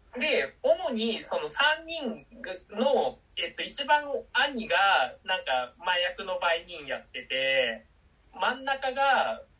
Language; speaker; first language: Japanese; native; Japanese